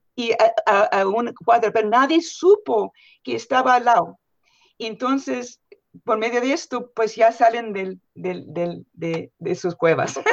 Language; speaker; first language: Spanish; non-native, fluent; English